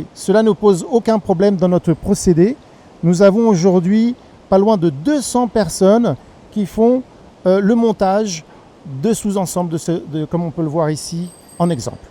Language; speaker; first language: French; native; French